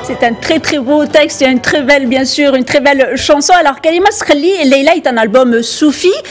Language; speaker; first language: French; non-native, local second language; Arabic